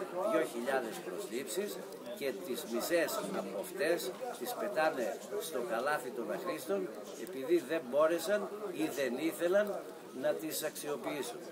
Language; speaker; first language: Greek; native; Greek